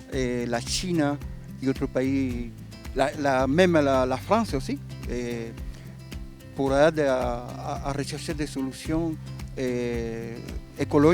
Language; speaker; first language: French; non-native, learner; Spanish